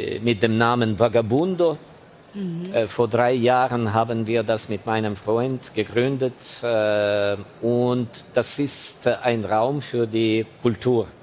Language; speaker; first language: German; non-native, fluent; Ukrainian